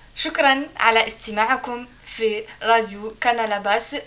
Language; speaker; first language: French; non-native, local second language; Arabic